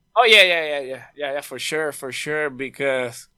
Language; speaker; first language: English; non-native, fluent; Spanish